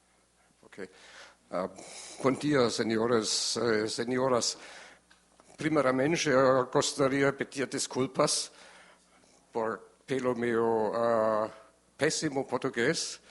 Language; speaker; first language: Portuguese; non-native, learner; German